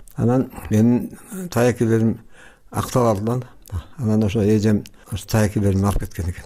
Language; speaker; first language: Kyrgyz; native; Kyrgyz